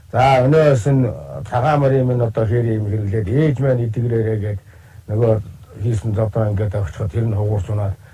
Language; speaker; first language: Mongolian; native; Mongolian